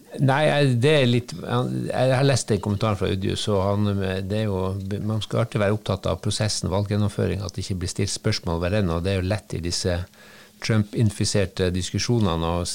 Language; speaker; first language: Norwegian; native; Norwegian